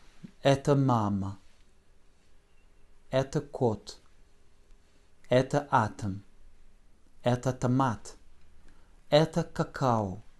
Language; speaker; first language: Russian; non-native, fluent; French